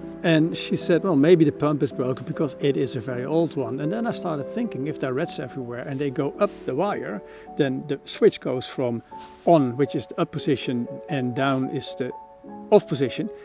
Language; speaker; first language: English; non-native, fluent; Dutch